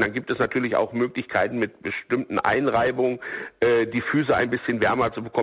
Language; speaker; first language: German; native; German